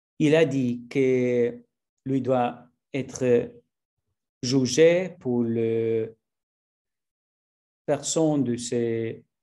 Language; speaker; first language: French; non-native, learner; Spanish